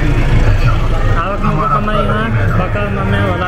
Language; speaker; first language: Filipino; non-native, learner; Hindi